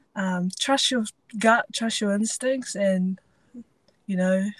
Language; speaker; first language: English; native; English